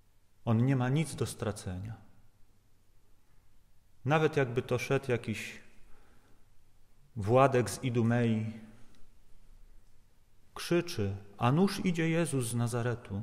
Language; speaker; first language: Polish; native; Polish